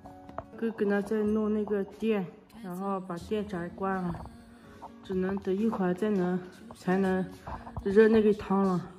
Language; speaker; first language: Chinese; non-native, local second language; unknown